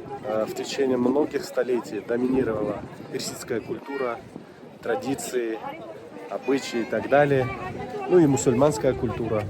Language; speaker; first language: Russian; non-native, fluent; Tajik